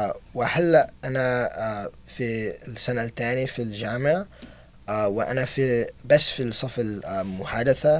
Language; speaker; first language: Arabic; non-native, learner; English